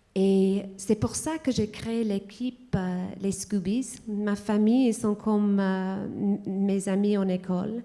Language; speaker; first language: French; non-native, fluent; English